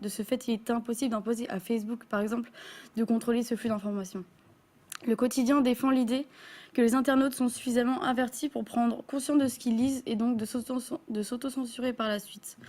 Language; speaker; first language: French; native; French